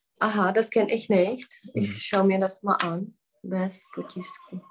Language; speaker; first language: German; non-native, fluent; Czech